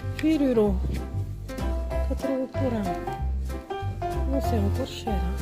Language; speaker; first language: French; non-native, local second language; Arabic